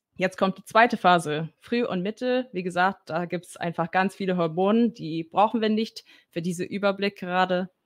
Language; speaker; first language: German; non-native, fluent; English